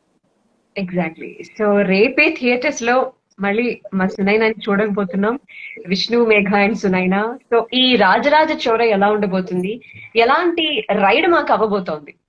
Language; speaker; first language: Telugu; native; Telugu